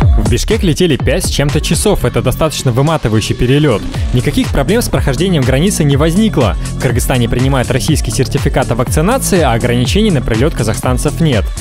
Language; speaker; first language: Russian; native; Russian